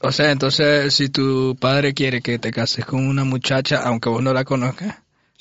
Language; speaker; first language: Spanish; native; Spanish